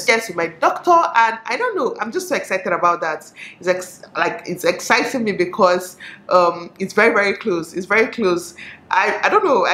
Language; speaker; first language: English; non-native, local second language; Igbo